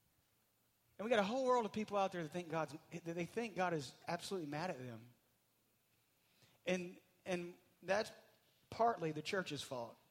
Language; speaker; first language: English; native; English